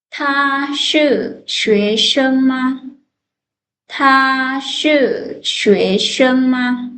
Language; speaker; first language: Chinese; non-native, fluent; Lao